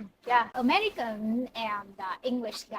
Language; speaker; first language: English; non-native, learner; Vietnamese